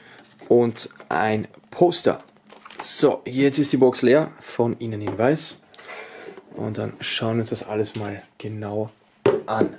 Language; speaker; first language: German; native; German